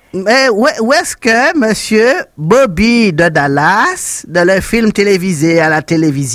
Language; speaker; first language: French; native; French